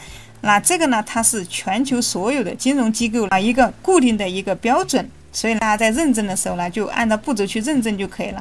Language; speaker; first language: Chinese; native; Chinese